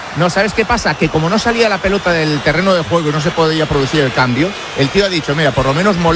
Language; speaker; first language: Spanish; native; Spanish